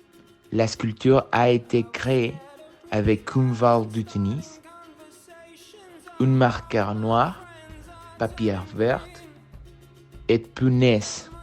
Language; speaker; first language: French; non-native, learner; Spanish